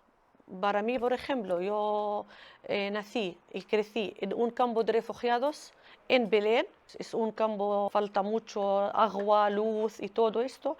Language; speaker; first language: Spanish; non-native, learner; Arabic